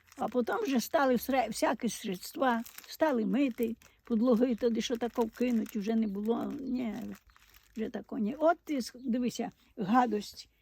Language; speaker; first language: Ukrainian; native; Ukrainian